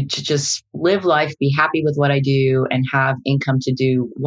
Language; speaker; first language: English; native; English